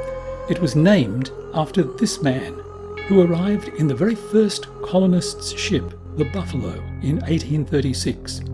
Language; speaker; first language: English; native; English